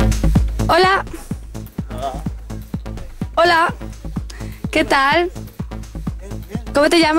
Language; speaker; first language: Spanish; native; Spanish